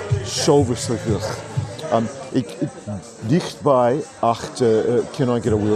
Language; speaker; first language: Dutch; non-native, learner; English